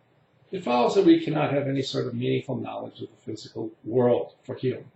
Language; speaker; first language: English; native; English